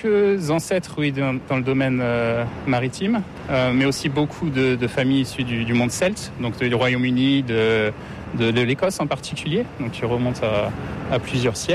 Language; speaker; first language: French; native; French